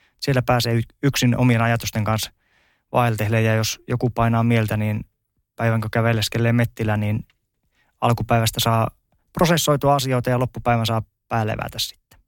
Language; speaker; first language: Finnish; native; Finnish